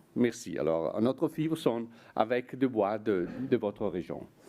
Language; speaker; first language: French; non-native, fluent; Italian